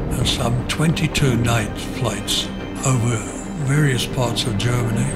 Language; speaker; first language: English; native; English